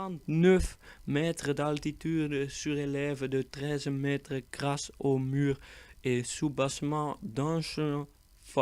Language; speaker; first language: French; non-native, learner; Dutch